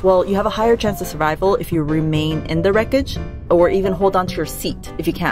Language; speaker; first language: English; native; English